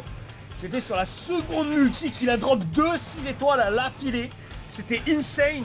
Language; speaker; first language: French; native; French